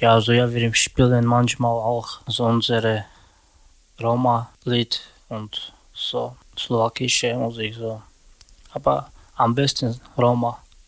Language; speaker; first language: German; non-native, learner; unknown